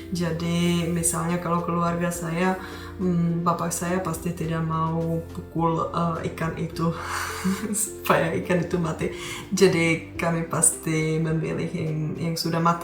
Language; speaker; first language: Indonesian; non-native, fluent; Czech